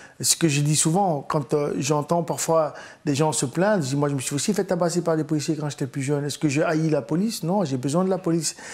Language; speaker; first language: French; early bilingual, other home language; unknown